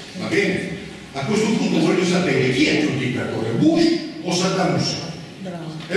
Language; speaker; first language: Italian; native; Italian